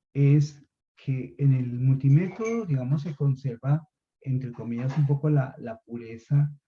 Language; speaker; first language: Spanish; native; Spanish